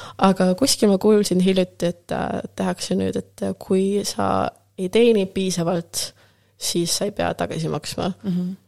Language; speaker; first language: Estonian; non-native, local second language; Russian